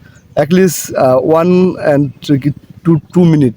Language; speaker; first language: English; non-native, learner; Bangla